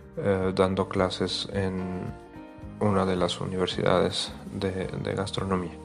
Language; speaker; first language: Spanish; non-native, fluent; Arabic